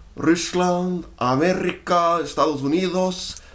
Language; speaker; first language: Swedish; non-native, fluent; Spanish